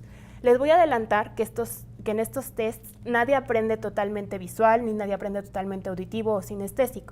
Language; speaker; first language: Spanish; native; Spanish